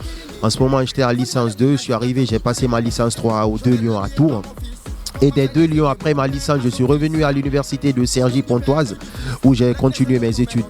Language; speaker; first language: French; non-native, local second language; Fula